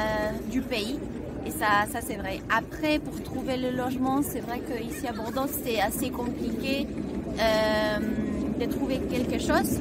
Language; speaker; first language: French; non-native, fluent; Spanish